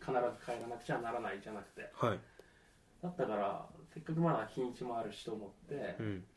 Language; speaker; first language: Japanese; native; Japanese